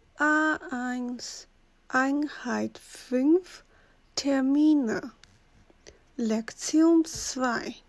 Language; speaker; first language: German; non-native, fluent; Chinese